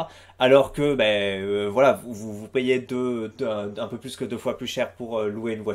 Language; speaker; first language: French; native; French